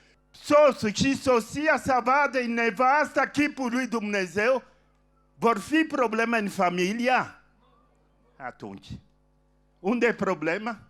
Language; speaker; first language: Romanian; non-native, fluent; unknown